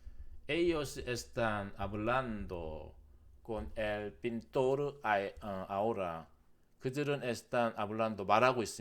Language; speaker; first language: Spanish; non-native, learner; Korean